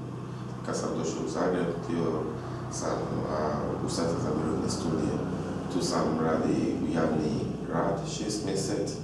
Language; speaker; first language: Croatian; non-native, learner; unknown